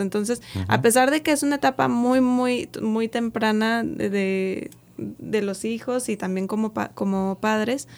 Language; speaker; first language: Spanish; native; Spanish